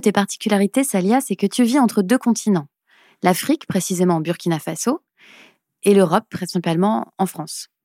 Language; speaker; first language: French; native; French